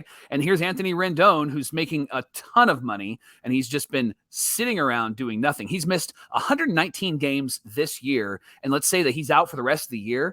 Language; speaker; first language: English; native; English